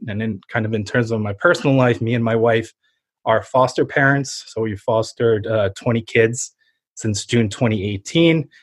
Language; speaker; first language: English; early bilingual, other home language; Ukrainian